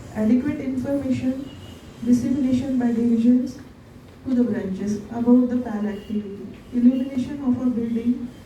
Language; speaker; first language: English; non-native, local second language; Marathi